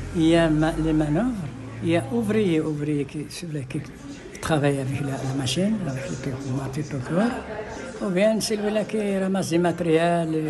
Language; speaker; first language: French; non-native, learner; Arabic